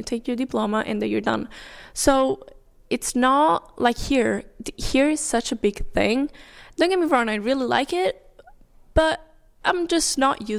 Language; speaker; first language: English; non-native, fluent; Italian